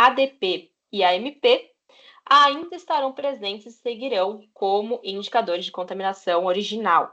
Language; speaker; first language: Portuguese; native; Portuguese